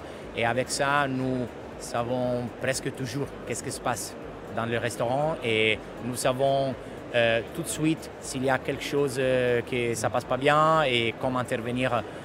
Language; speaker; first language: French; non-native, fluent; Italian